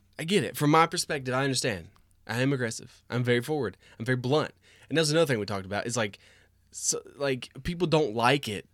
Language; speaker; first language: English; native; English